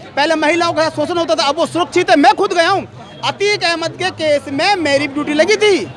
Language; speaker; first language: Hindi; native; Hindi